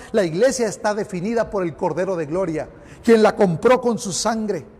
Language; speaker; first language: Spanish; native; Spanish